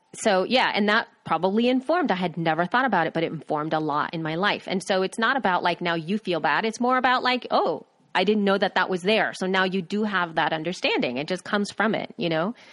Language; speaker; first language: English; native; English